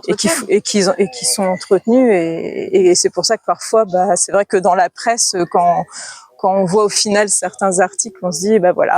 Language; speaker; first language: French; native; French